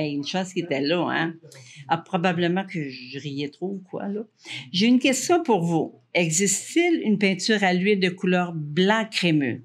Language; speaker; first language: French; native; French